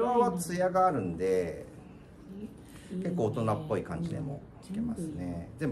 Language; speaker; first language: Japanese; native; Japanese